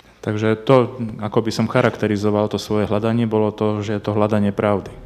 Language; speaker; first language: Slovak; native; Slovak